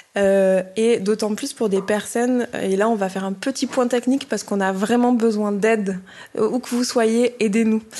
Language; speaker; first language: French; non-native, fluent; Bini